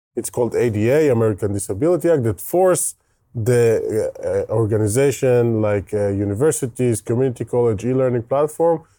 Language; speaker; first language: English; non-native, fluent; Hebrew